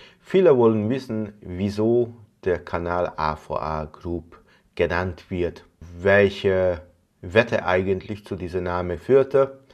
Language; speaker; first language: German; non-native, fluent; Hungarian